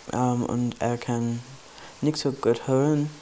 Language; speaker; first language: German; non-native, learner; English